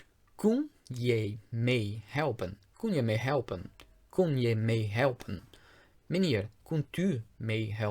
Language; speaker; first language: Dutch; non-native, fluent; Portuguese